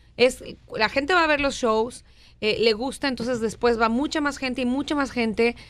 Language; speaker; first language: Spanish; native; Spanish